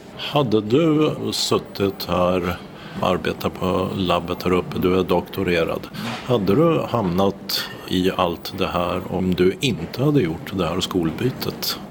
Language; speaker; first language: Swedish; native; Swedish